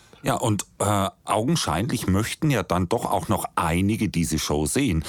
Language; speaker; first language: German; native; German